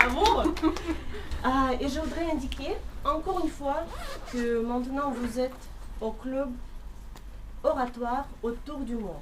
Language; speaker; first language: French; non-native, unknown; Russian